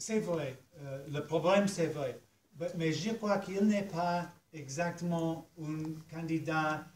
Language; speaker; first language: French; non-native, fluent; English